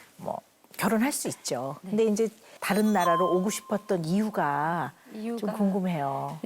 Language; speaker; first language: Korean; native; Korean